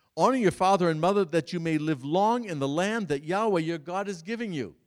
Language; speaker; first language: English; native; English